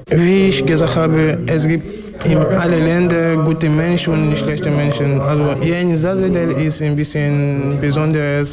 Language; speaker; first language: German; non-native, fluent; French